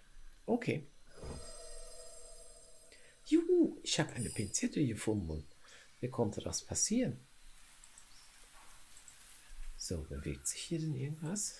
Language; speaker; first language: German; native; German